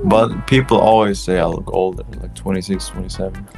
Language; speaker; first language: English; non-native, fluent; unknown